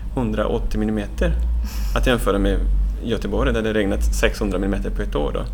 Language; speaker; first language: Swedish; non-native, fluent; Portuguese